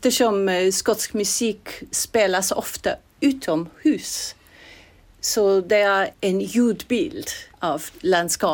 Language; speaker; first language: Swedish; non-native, fluent; English